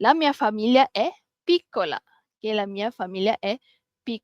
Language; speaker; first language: Italian; non-native, learner; Malay